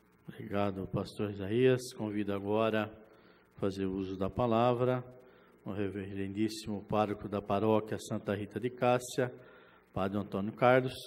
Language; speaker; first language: Portuguese; native; Portuguese